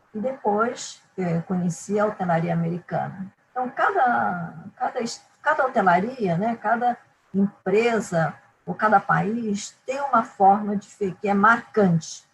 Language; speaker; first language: Portuguese; early bilingual, other home language; Japanese